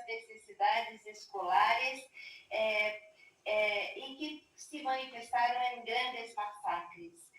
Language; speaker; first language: Spanish; non-native, learner; Portuguese